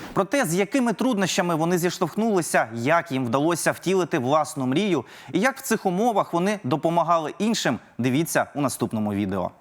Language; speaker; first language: Ukrainian; native; Ukrainian